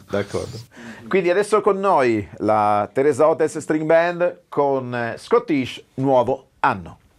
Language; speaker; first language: Italian; native; Italian